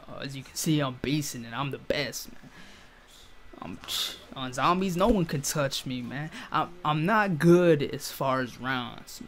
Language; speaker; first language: English; native; English